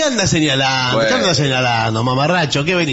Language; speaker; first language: Spanish; native; Spanish